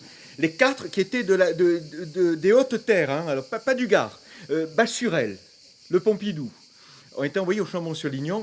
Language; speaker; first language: French; native; French